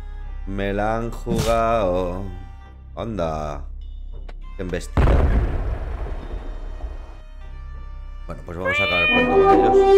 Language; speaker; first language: Spanish; native; Spanish